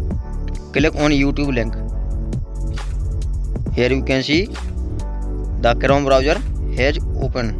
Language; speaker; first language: English; non-native, local second language; Hindi